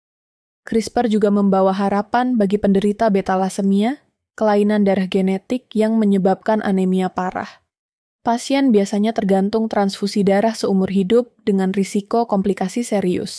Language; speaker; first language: Indonesian; native; Indonesian